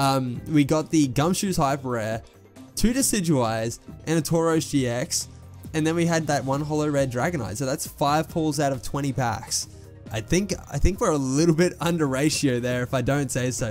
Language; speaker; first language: English; native; English